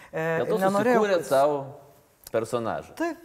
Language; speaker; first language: Lithuanian; native; Lithuanian